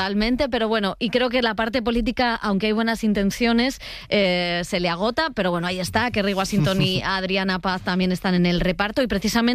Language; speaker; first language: Spanish; native; Spanish